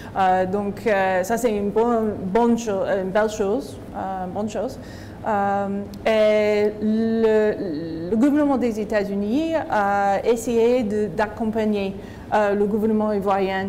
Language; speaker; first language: French; non-native, fluent; English